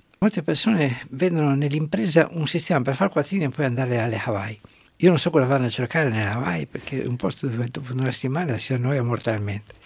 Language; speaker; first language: Italian; non-native, local second language; German